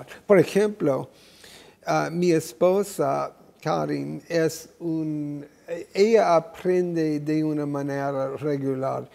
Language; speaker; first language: Spanish; non-native, fluent; English